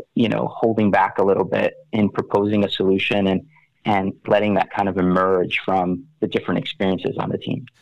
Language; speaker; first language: English; native; English